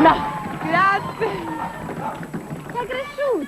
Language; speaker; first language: Italian; native; Italian